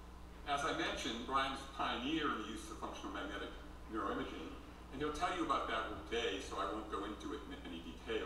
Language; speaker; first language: English; native; English